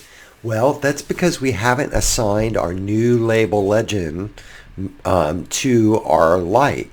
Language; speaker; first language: English; native; English